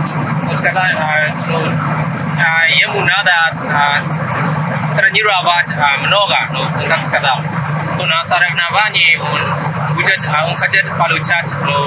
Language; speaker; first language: Russian; non-native, learner; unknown